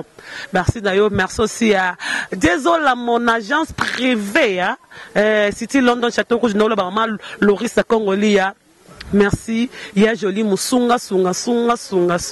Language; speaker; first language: French; non-native, local second language; Lingala